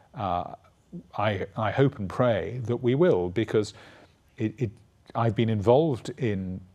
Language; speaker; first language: English; native; English